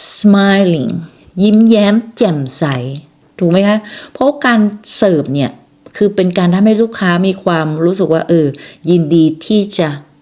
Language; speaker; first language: Thai; native; Thai